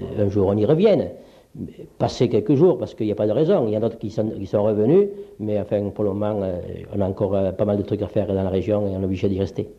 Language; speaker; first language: French; early bilingual, other home language; Polish